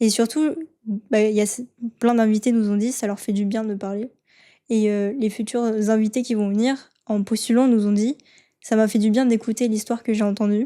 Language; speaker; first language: French; native; French